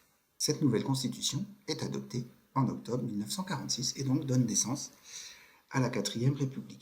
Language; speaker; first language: French; native; French